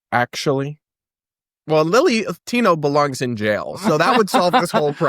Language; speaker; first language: English; native; English